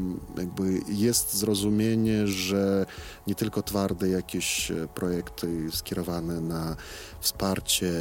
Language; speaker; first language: Polish; non-native, fluent; Belarusian